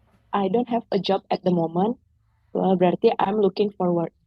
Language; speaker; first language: English; non-native, learner; Indonesian